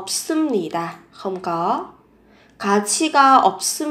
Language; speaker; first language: Korean; non-native, fluent; Vietnamese